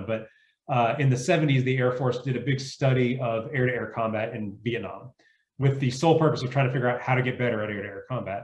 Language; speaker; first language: English; native; English